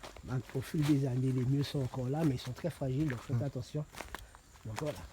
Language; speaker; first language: French; non-native, local second language; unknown